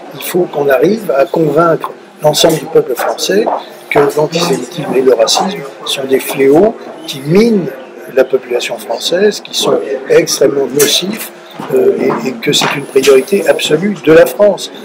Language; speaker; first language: French; native; French